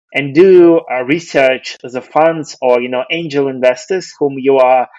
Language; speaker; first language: English; non-native, fluent; Russian